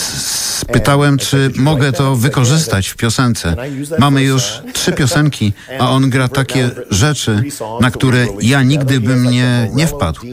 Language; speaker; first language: Polish; native; Polish